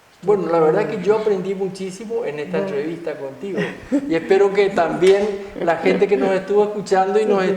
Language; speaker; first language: Spanish; native; Spanish